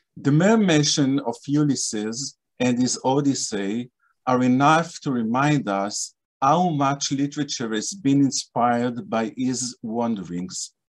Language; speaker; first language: English; non-native, fluent; Hebrew